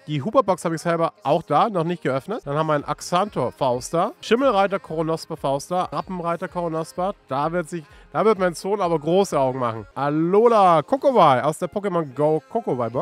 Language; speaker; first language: German; native; German